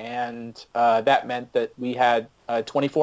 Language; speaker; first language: English; native; English